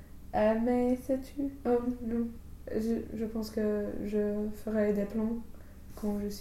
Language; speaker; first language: French; non-native, learner; English